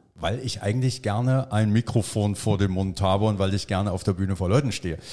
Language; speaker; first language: German; native; German